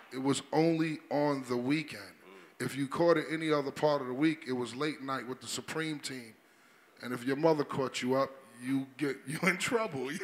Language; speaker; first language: English; native; English